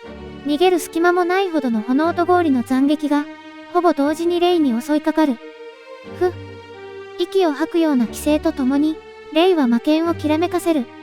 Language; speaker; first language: Japanese; native; Japanese